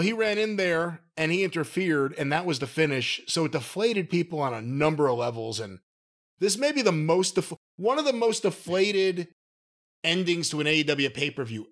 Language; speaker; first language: English; native; English